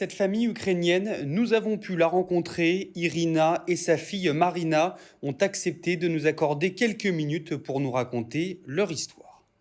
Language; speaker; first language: French; native; French